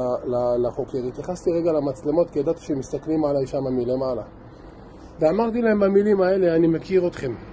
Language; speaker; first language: Hebrew; native; Hebrew